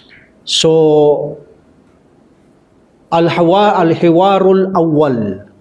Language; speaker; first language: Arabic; non-native, fluent; Filipino